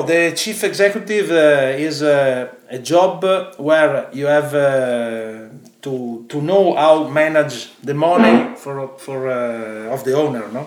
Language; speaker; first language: English; non-native, learner; Italian